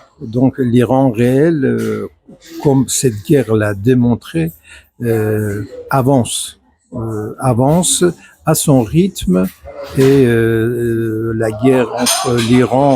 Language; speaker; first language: French; non-native, fluent; Persian